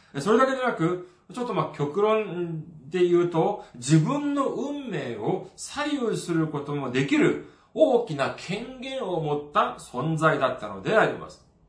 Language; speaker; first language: Japanese; non-native, fluent; Korean